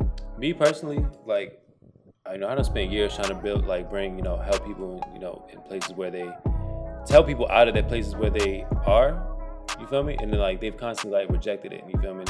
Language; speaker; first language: English; native; English